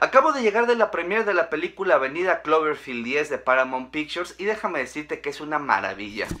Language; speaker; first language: Spanish; native; Spanish